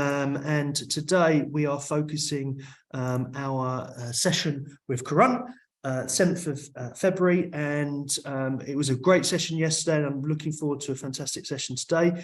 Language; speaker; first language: English; native; English